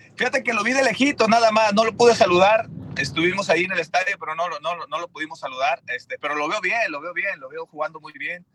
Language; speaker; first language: Spanish; native; Spanish